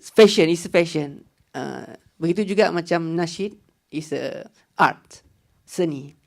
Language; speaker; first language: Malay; native; Malay